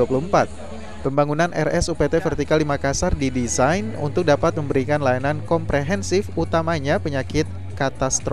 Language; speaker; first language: Indonesian; native; Indonesian